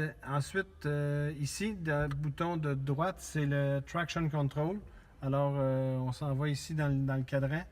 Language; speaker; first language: French; native; French